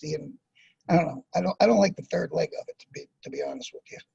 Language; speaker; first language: English; native; English